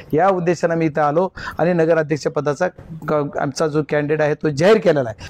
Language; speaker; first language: Marathi; native; Marathi